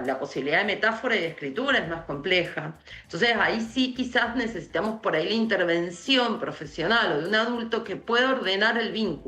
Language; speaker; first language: Spanish; native; Spanish